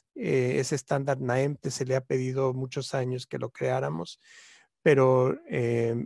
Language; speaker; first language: Spanish; native; Spanish